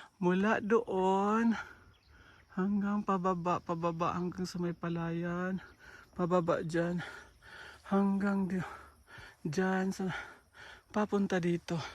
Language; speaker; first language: Filipino; non-native, local second language; Cebuano